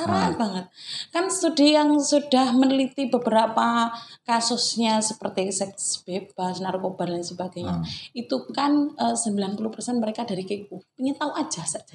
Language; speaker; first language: Indonesian; non-native, local second language; Javanese